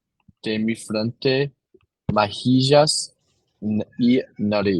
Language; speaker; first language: Spanish; non-native, learner; English